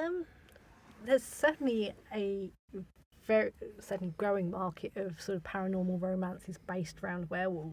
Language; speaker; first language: English; native; English